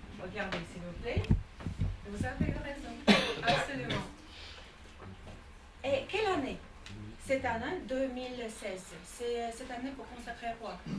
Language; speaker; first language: French; non-native, fluent; Russian